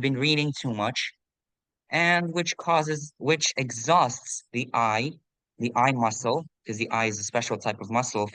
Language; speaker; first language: English; non-native, fluent; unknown